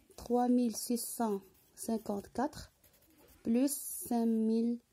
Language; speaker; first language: French; non-native, local second language; Arabic